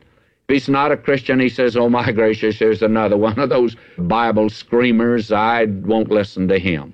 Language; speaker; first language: English; native; English